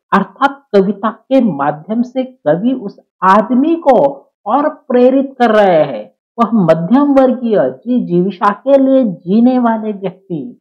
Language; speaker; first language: Hindi; non-native, local second language; Marathi